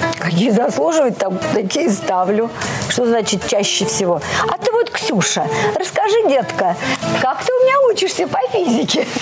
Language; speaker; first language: Russian; native; Russian